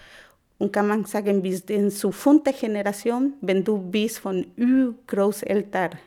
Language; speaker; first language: German; non-native, learner; Spanish